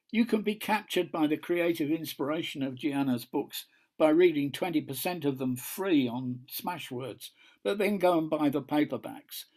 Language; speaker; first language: English; native; English